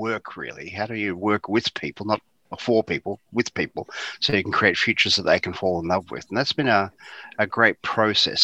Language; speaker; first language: English; native; English